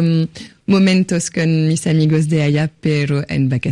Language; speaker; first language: Spanish; non-native, fluent; French